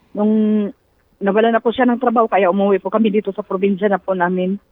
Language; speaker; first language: Filipino; non-native, local second language; Cebuano